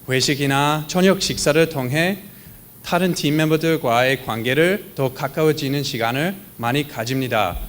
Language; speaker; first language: Korean; non-native, fluent; English